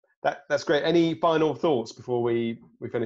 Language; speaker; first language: English; native; English